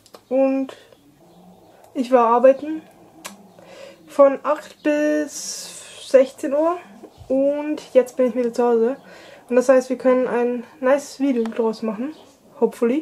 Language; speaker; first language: German; native; German